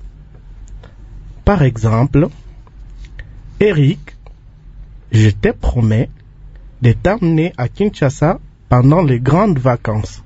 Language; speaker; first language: French; non-native, local second language; Lingala